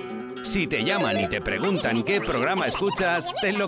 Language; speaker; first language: Spanish; native; Spanish